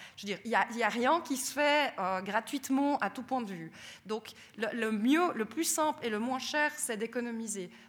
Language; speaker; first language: French; native; French